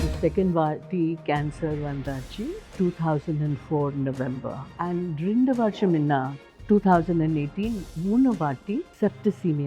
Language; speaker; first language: Tamil; non-native, learner; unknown